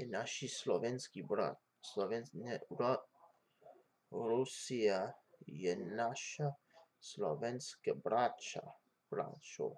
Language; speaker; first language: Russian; non-native, learner; English